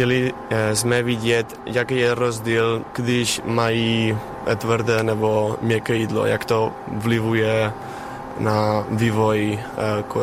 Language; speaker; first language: Czech; non-native, learner; Spanish